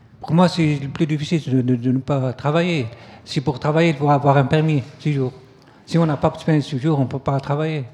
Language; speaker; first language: French; non-native, learner; Arabic